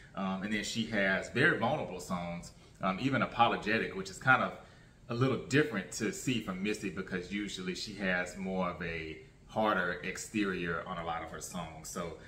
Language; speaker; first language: English; native; English